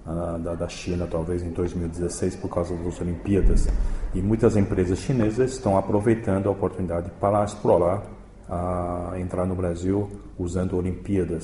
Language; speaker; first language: Portuguese; early bilingual, other home language; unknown